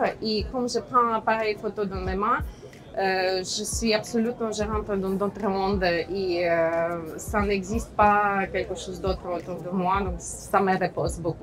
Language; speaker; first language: French; non-native, fluent; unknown